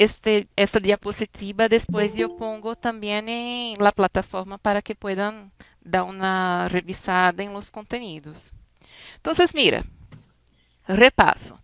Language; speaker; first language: Spanish; non-native, fluent; Portuguese